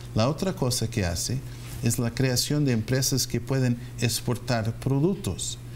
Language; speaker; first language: Spanish; non-native, fluent; English